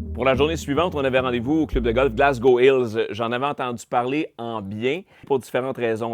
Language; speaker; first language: French; native; French